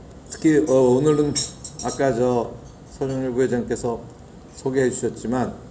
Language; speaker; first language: Korean; native; Korean